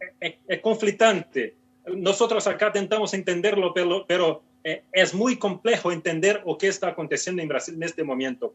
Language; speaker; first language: Spanish; non-native, fluent; Portuguese